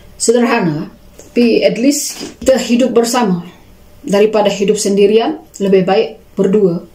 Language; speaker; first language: Malay; native; Malay